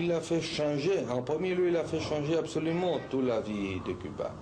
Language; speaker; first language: French; non-native, learner; Spanish